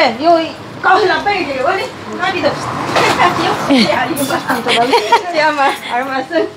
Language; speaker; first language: Spanish; non-native, learner; Chinese